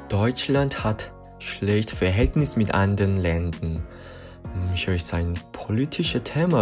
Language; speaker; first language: German; non-native, fluent; Korean